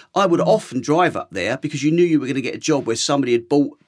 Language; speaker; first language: English; native; English